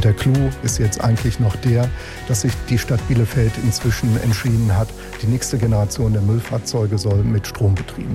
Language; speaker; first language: German; native; German